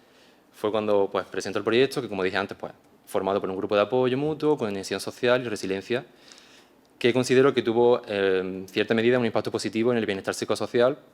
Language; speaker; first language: Spanish; native; Spanish